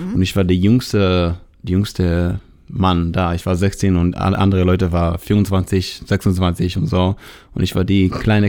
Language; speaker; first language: German; non-native, learner; Hebrew